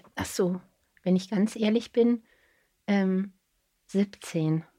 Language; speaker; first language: German; native; German